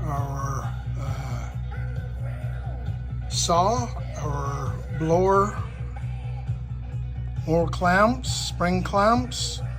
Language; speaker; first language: English; native; English